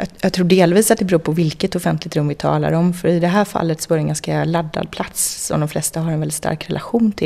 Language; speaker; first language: Swedish; native; Swedish